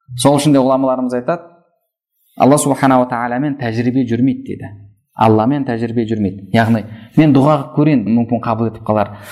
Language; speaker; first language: Kazakh; native; Kazakh